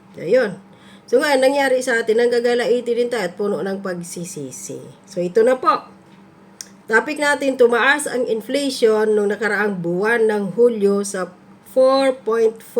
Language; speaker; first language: Filipino; non-native, local second language; Cebuano